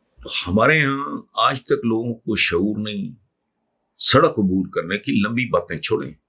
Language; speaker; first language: Urdu; non-native, local second language; Punjabi